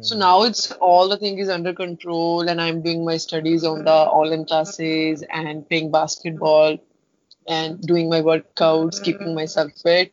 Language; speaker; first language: English; non-native, local second language; Punjabi